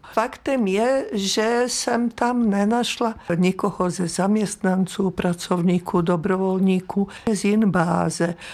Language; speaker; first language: Czech; native; Czech